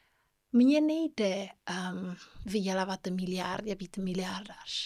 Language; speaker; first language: Czech; non-native, fluent; Kabuverdianu